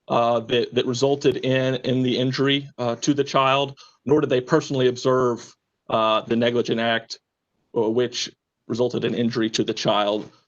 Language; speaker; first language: English; native; English